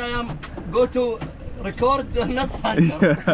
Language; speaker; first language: English; non-native, learner; Arabic